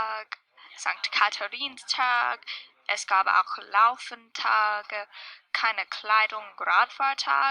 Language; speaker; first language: German; non-native, learner; English